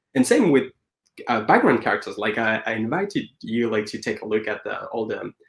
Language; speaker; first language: English; non-native, fluent; French